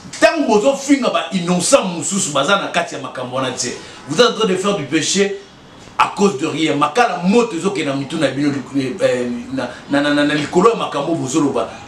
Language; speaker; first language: Lingala; non-native, local second language; Luba-Lulua